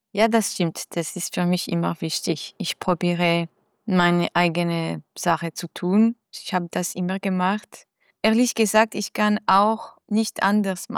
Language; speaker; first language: German; non-native, fluent; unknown